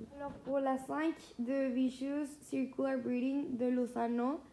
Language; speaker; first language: French; non-native, fluent; Spanish